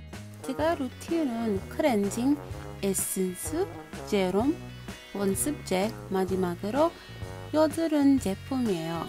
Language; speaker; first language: Korean; non-native, learner; English